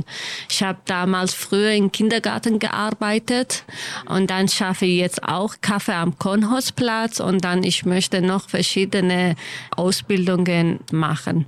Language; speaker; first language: German; non-native, learner; Kurdish